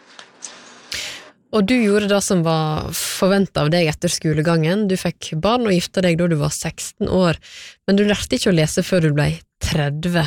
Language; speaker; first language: Norwegian; native; Norwegian